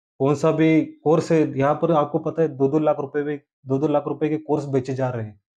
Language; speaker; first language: Hindi; non-native, local second language; Marathi